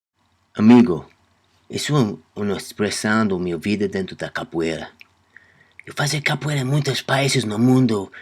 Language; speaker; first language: Portuguese; non-native, learner; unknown